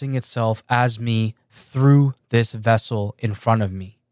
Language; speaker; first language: English; early bilingual, other home language; Persian